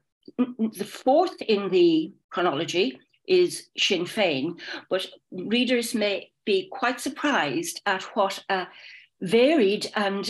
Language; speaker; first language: English; native; English